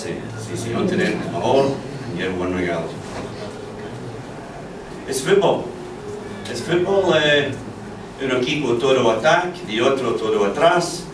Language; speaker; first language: Spanish; non-native, learner; English